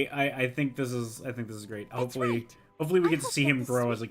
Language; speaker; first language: English; native; English